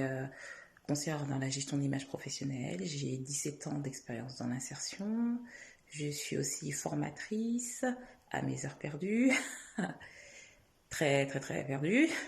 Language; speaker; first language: French; native; French